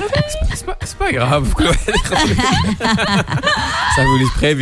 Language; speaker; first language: French; non-native, local second language; Arabic